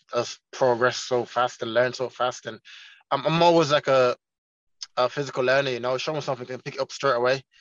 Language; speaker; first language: English; non-native, local second language; Jamaican Creole English